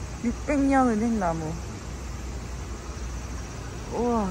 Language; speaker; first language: Korean; native; Korean